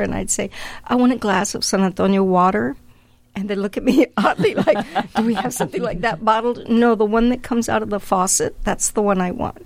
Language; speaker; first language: English; early bilingual, other home language; Spanish